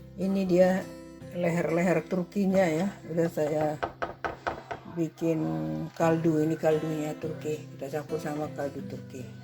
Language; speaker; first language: Indonesian; native; Indonesian